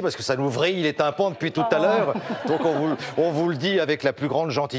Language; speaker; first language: French; native; French